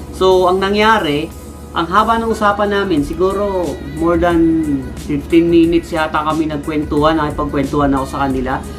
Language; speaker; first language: Filipino; native; Filipino